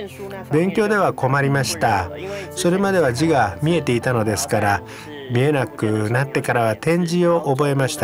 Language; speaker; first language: Japanese; non-native, fluent; Chinese